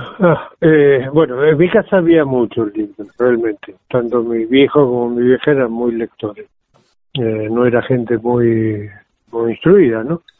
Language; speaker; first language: Spanish; native; Spanish